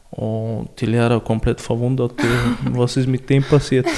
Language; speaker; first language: German; early bilingual, other home language; Chechen